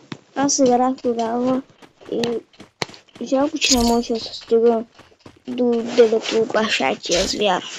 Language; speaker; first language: Bulgarian; native; Bulgarian